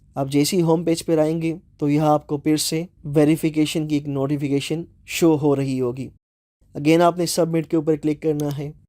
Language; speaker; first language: Urdu; non-native, local second language; Punjabi